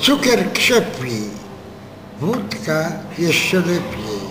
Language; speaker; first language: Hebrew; non-native, fluent; Polish